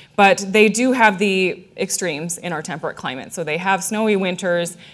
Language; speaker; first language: English; native; English